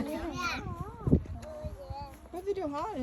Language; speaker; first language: Swedish; non-native, learner; Thai